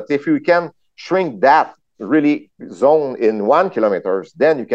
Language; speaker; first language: English; non-native, fluent; French